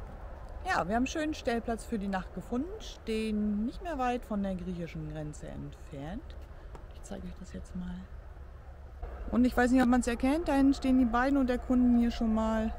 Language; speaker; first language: German; native; German